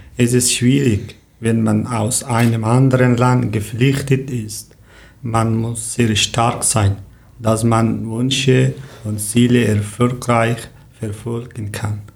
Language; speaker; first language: German; non-native, learner; Persian